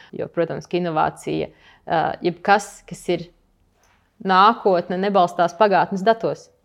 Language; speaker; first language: Latvian; native; Latvian